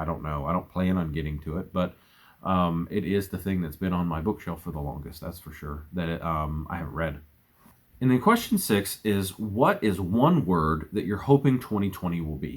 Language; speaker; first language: English; native; English